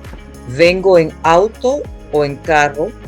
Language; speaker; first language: Spanish; non-native, fluent; English